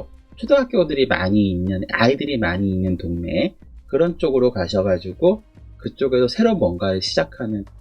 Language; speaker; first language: Korean; native; Korean